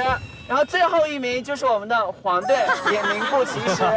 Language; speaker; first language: Chinese; native; Chinese